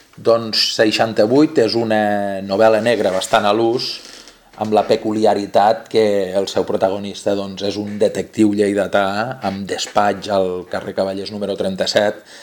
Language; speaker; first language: Catalan; native; Catalan